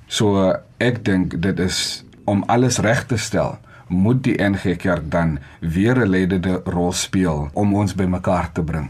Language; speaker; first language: Afrikaans; non-native, local second language; Xhosa